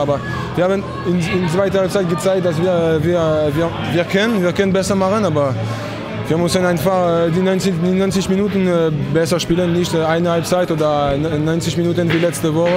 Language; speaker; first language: German; non-native, fluent; French